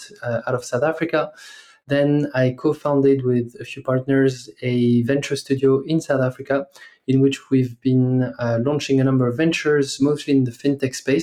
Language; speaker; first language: English; non-native, fluent; French